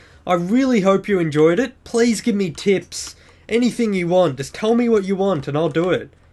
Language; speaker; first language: English; native; English